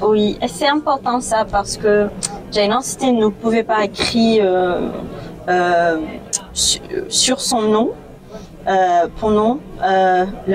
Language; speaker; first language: French; non-native, fluent; English